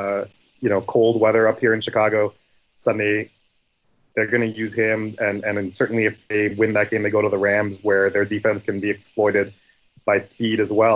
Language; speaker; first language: English; native; English